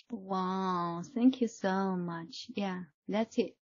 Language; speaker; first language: English; non-native, fluent; Chinese